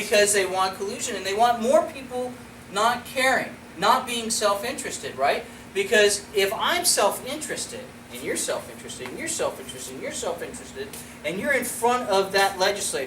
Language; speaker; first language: English; native; English